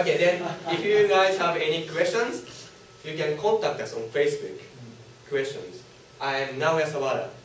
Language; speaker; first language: English; non-native, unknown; Japanese